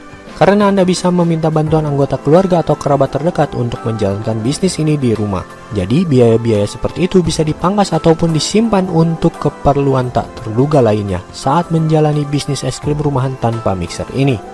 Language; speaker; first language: Indonesian; native; Indonesian